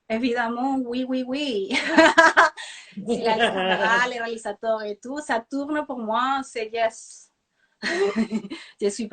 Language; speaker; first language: French; non-native, fluent; Spanish